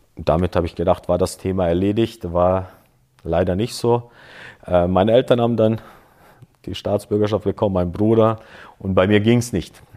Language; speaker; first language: German; early bilingual, other home language; Croatian